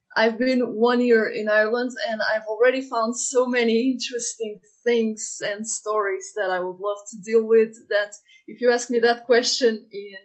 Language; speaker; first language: English; non-native, fluent; Portuguese